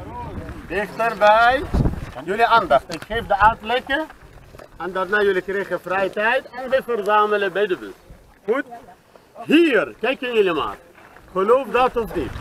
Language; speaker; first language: Dutch; non-native, learner; Arabic